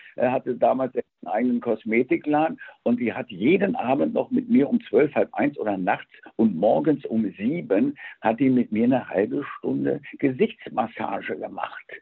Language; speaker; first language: German; early bilingual, other home language; Spanish